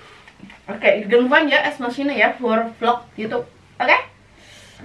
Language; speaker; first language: German; non-native, learner; Indonesian